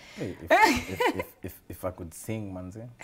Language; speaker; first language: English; non-native, local second language; Swahili